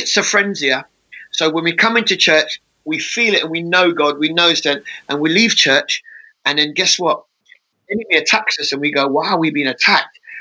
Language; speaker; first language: English; native; English